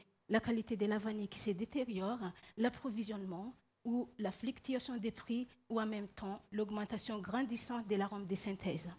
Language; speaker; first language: French; non-native, local second language; Malagasy